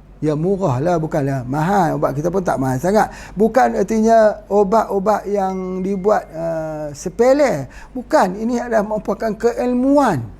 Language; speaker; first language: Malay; native; Malay